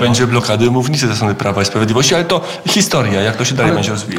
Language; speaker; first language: Polish; native; Polish